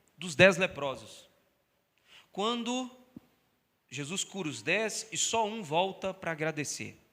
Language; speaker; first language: Portuguese; native; Portuguese